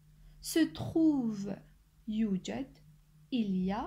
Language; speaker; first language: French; non-native, local second language; Arabic